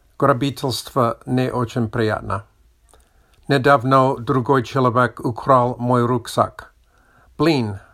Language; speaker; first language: Russian; non-native, learner; English